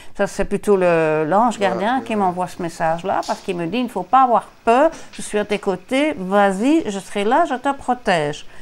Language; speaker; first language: French; native; French